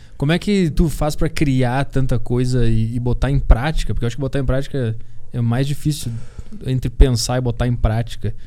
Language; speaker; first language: Portuguese; native; Portuguese